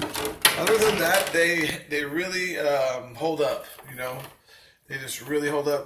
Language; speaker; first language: English; native; English